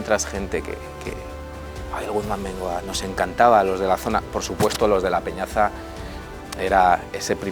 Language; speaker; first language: Spanish; native; Spanish